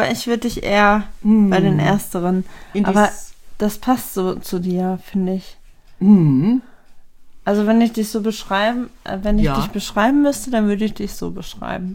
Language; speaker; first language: German; native; German